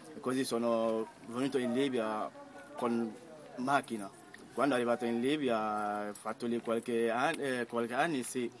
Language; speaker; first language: Italian; non-native, fluent; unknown